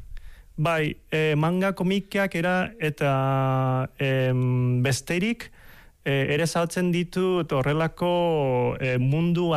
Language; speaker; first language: Basque; non-native, local second language; Spanish